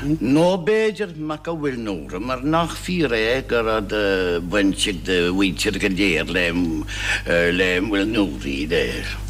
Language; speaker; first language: Irish; non-native, fluent; English